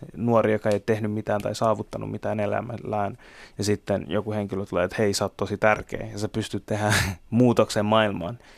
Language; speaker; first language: Finnish; early bilingual, other home language; Bangla